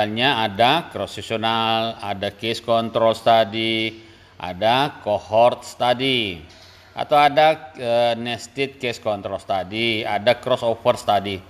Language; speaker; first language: Indonesian; native; Indonesian